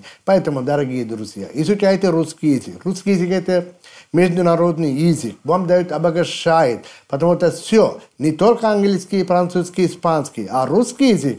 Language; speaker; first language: Russian; non-native, fluent; Sinhala